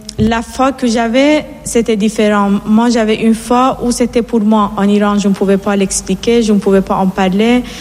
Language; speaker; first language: French; non-native, fluent; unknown